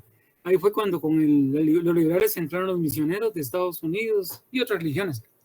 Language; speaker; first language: Spanish; native; Spanish